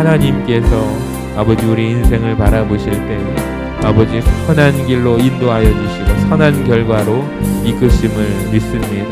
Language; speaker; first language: Korean; native; Korean